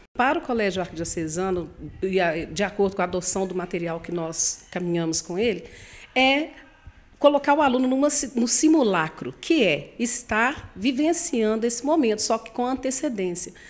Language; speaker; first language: Portuguese; native; Portuguese